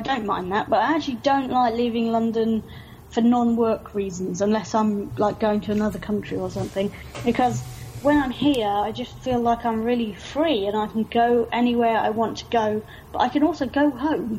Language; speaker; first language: English; native; English